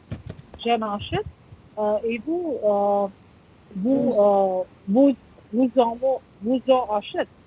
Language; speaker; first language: French; non-native, learner; Hindi